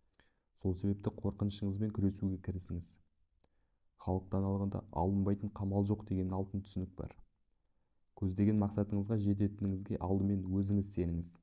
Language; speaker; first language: Kazakh; native; Kazakh